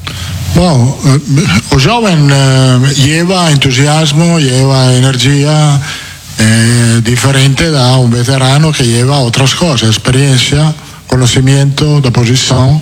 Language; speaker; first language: Portuguese; non-native, fluent; Italian